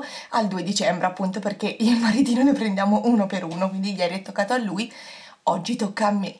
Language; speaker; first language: Italian; native; Italian